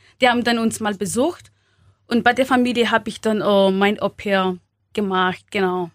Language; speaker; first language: German; non-native, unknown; Swahili